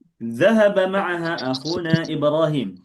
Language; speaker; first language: Arabic; non-native, fluent; Indonesian